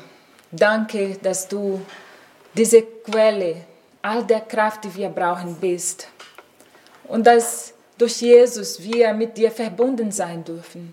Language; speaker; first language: German; non-native, fluent; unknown